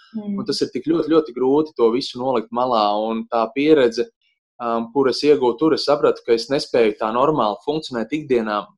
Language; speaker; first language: Latvian; native; Latvian